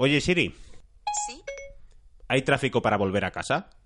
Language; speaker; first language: Spanish; native; Spanish